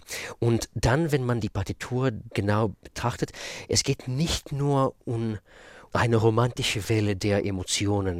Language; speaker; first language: German; non-native, fluent; Russian